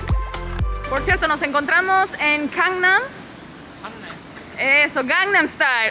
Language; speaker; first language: Spanish; native; Spanish